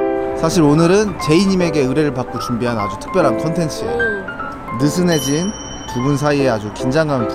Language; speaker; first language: Korean; native; Korean